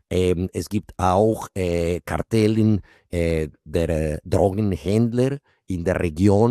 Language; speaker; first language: German; non-native, fluent; Spanish